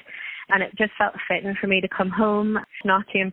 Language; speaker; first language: English; native; English